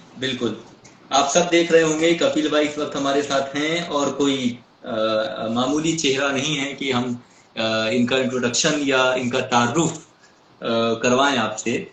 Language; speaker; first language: Hindi; native; Hindi